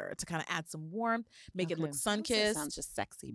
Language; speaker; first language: English; early bilingual, other home language; Yoruba